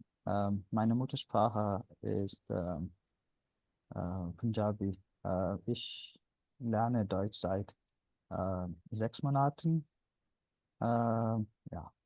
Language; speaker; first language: German; non-native, learner; Punjabi